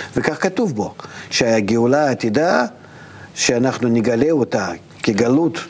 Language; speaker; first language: Hebrew; non-native, fluent; Russian